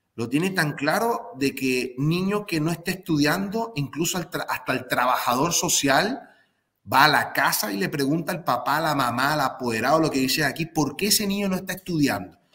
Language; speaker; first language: Spanish; native; Spanish